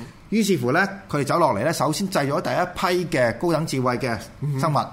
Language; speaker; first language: Cantonese; native; Cantonese